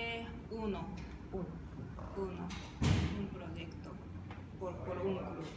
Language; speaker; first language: Spanish; non-native, fluent; Japanese